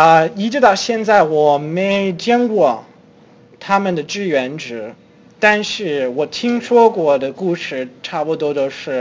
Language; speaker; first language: Chinese; non-native, fluent; English